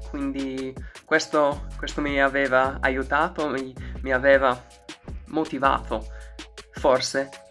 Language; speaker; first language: Italian; non-native, learner; English